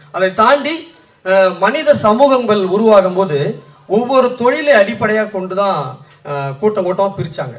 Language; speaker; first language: Tamil; native; Tamil